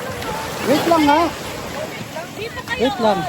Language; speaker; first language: Filipino; native; Filipino